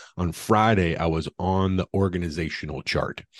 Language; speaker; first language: English; native; English